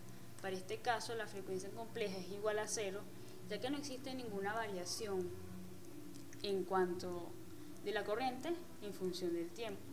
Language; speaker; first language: Spanish; native; Spanish